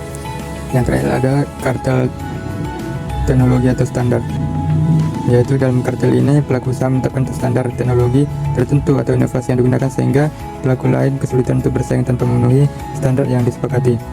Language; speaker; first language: Indonesian; native; Indonesian